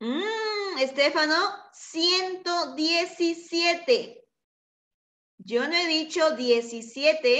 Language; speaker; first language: Spanish; native; Spanish